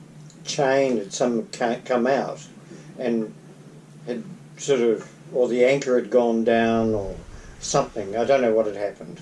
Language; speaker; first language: English; native; English